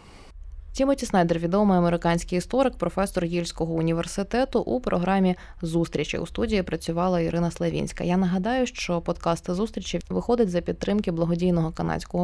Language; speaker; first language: Ukrainian; native; Ukrainian